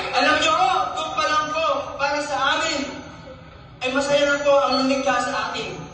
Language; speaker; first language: Filipino; non-native, local second language; Iloko